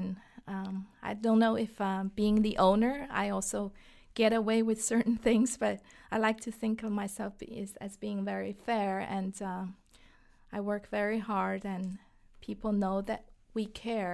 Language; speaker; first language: English; non-native, fluent; Chinese